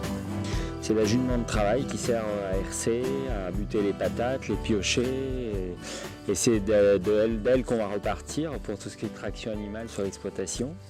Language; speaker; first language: French; native; French